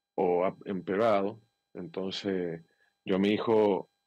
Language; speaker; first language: Spanish; native; Spanish